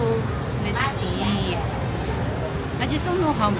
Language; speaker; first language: English; non-native, local second language; Filipino